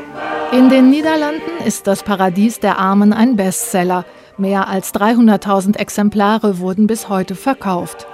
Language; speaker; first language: German; native; German